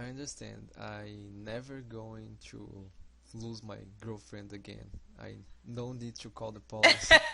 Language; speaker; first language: English; non-native, learner; Portuguese